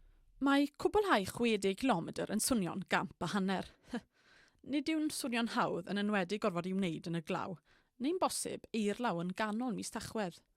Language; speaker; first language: Welsh; native; Welsh